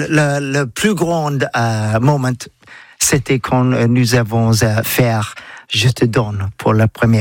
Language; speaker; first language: French; non-native, learner; English